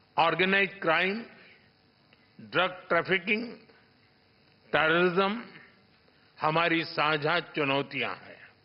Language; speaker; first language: Hindi; non-native, local second language; Gujarati